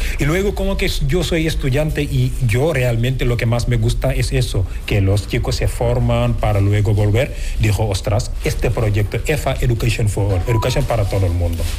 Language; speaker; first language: Spanish; non-native, fluent; Wolof